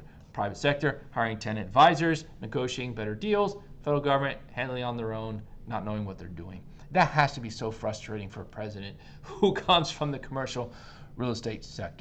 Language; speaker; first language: English; native; English